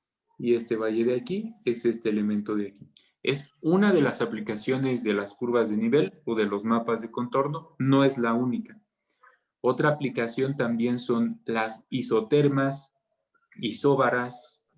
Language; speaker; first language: Spanish; native; Spanish